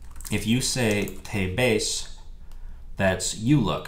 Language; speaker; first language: English; native; English